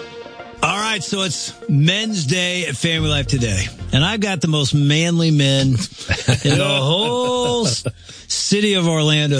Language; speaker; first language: English; native; English